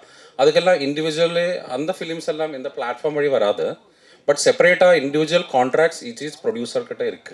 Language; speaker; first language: Tamil; non-native, fluent; Malayalam